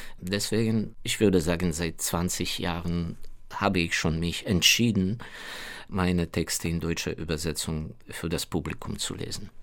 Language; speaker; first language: German; non-native, fluent; Ukrainian